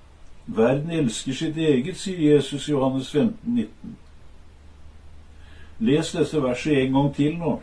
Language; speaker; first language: Norwegian; native; Norwegian